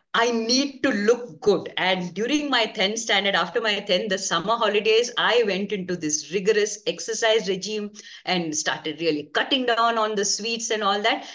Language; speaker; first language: English; non-native, local second language; Konkani